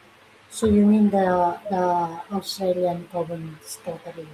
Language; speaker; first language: English; non-native, local second language; Filipino